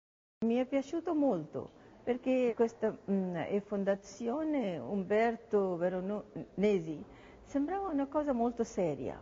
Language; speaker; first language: Italian; non-native, learner; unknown